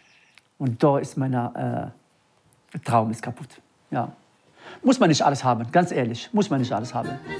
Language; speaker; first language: German; non-native, learner; Arabic